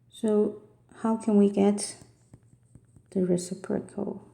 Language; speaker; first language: English; non-native, fluent; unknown